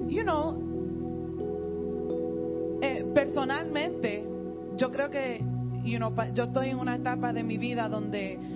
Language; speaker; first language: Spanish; early bilingual, heritage; Spanish